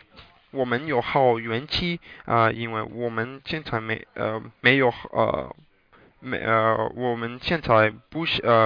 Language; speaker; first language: Chinese; non-native, learner; English